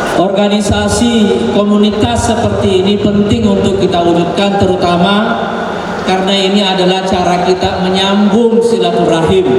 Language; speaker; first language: Indonesian; non-native, local second language; Buginese